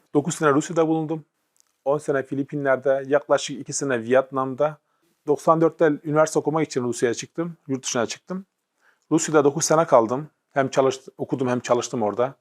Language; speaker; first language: Turkish; native; Turkish